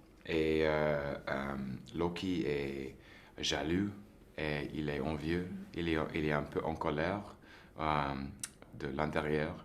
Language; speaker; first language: French; non-native, fluent; English